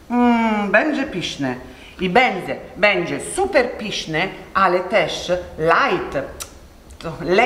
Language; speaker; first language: Polish; non-native, learner; Italian